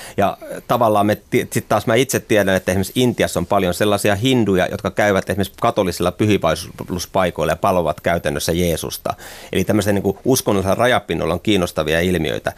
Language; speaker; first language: Finnish; native; Finnish